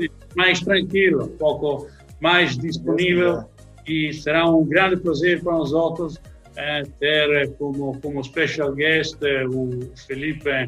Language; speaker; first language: Portuguese; non-native, learner; Italian